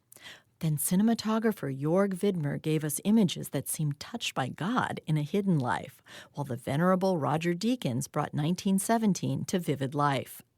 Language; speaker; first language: English; native; English